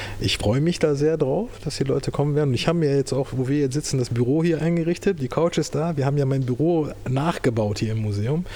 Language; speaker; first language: German; early bilingual, other home language; Turkish